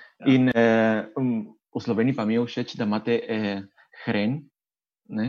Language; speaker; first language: Slovenian; non-native, fluent; Spanish